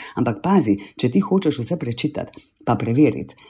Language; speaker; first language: Slovenian; native; Slovenian